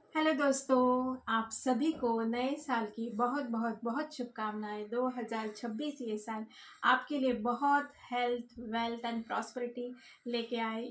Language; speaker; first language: Hindi; non-native, local second language; Marathi